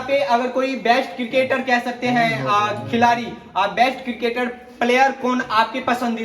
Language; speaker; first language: Hindi; native; Hindi